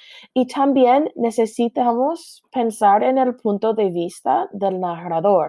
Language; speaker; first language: Spanish; non-native, fluent; English